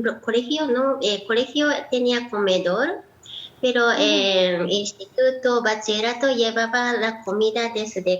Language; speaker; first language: Spanish; non-native, learner; Japanese